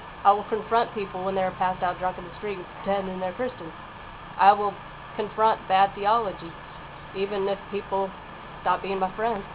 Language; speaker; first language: English; native; English